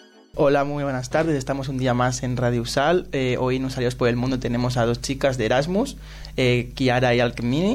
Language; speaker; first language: Spanish; native; Spanish